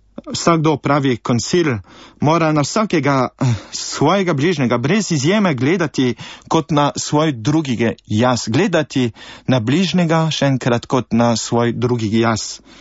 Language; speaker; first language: Slovenian; early bilingual, heritage; Slovenian